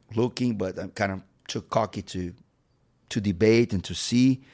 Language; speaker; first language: English; non-native, fluent; Portuguese